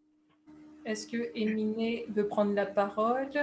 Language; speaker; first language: French; native; French